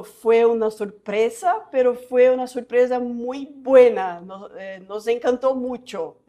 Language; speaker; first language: Spanish; non-native, fluent; Portuguese